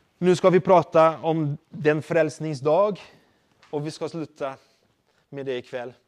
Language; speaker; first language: Swedish; non-native, fluent; Portuguese